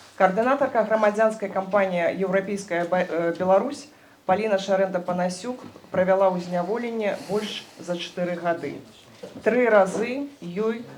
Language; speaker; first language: Belarusian; non-native, local second language; Russian